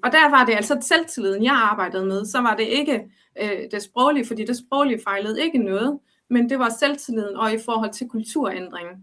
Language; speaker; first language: Danish; early bilingual, other home language; Arabic